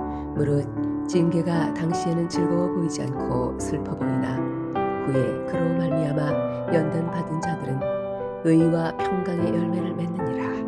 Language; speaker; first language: Korean; native; Korean